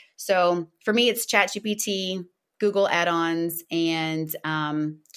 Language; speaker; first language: English; non-native, fluent; Portuguese